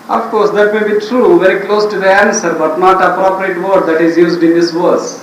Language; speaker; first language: English; non-native, local second language; Telugu